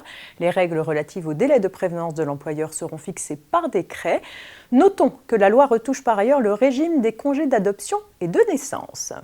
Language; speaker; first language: French; native; French